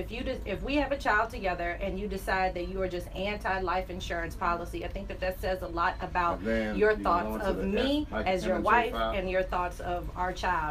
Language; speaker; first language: English; native; English